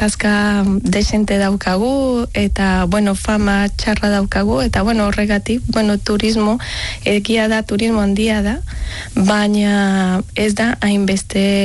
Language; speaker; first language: Basque; non-native, learner; Spanish